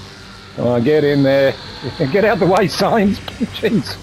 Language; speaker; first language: English; native; English